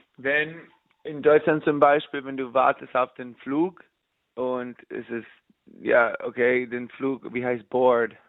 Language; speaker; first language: German; non-native, learner; English